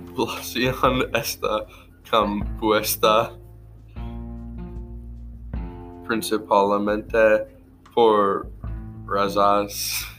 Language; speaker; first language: Spanish; non-native, learner; English